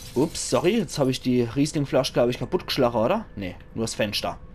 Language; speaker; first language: German; native; German